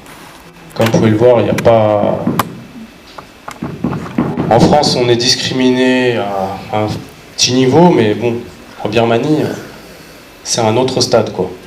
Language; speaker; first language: French; native; French